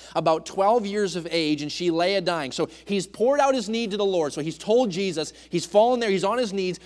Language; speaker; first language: English; native; English